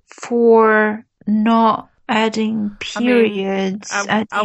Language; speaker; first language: English; non-native, fluent; Portuguese